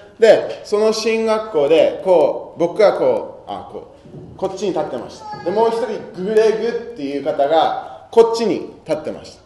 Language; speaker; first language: Japanese; non-native, fluent; English